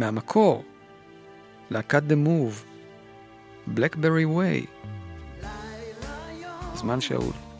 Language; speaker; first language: Hebrew; native; Hebrew